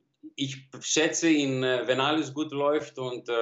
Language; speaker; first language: German; non-native, learner; Greek